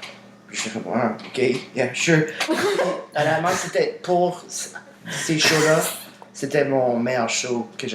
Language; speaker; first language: French; native; French